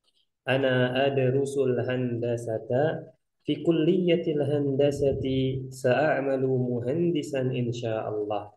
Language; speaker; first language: Arabic; non-native, fluent; Indonesian